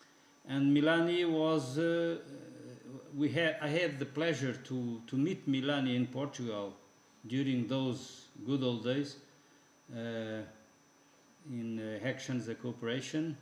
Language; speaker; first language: English; non-native, fluent; Portuguese